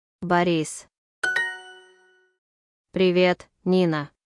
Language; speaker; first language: Russian; non-native, learner; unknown